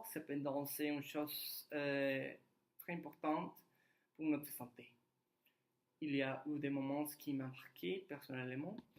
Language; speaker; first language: French; non-native, learner; Spanish